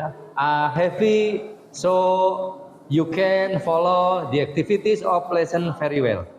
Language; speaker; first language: English; non-native, fluent; Indonesian